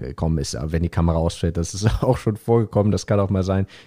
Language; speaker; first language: German; native; German